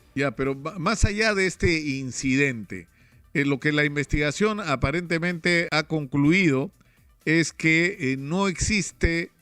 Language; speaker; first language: Spanish; native; Spanish